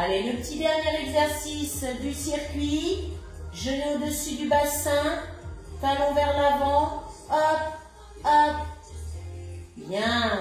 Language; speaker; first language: French; native; French